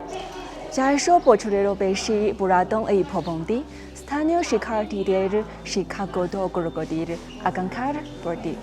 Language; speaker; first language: Bangla; non-native, fluent; Chinese